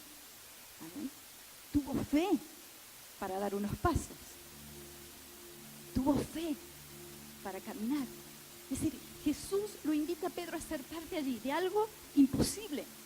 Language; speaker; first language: Spanish; native; Spanish